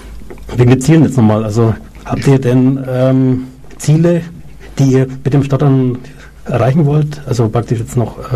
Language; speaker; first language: German; native; German